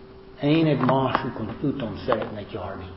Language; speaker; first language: Hungarian; non-native, fluent; English